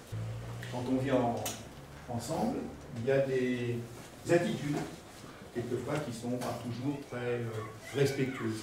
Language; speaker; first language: French; native; French